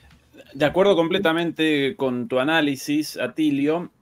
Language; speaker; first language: Spanish; native; Spanish